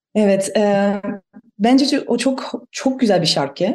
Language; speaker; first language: Turkish; non-native, fluent; German